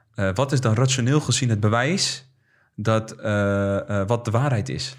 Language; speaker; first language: Dutch; native; Dutch